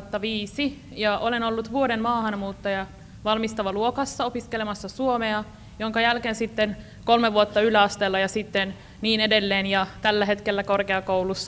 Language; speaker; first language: Finnish; non-native, fluent; Persian